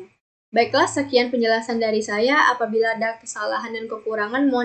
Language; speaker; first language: Indonesian; native; Indonesian